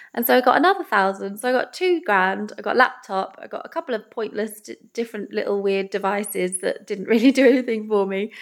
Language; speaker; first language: English; native; English